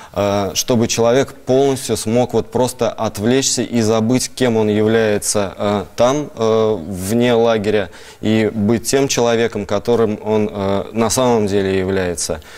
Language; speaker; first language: Russian; native; Russian